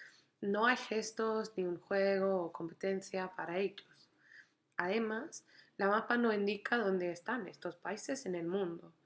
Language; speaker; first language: Spanish; non-native, fluent; English